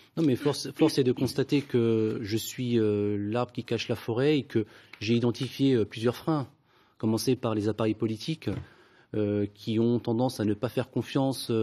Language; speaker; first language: French; native; French